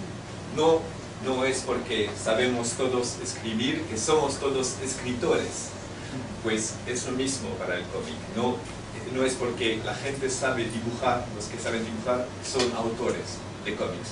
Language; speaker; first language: Spanish; non-native, fluent; French